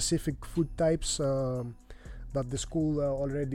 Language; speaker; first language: English; non-native, fluent; Greek